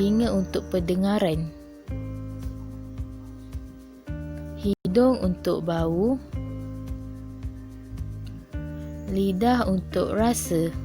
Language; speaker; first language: Malay; native; Malay